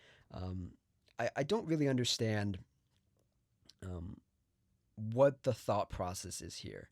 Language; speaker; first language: English; native; English